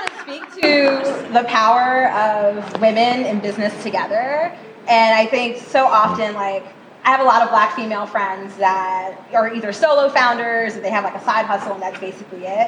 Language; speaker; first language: English; native; English